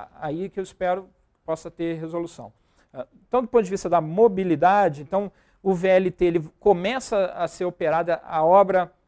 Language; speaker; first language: Portuguese; native; Portuguese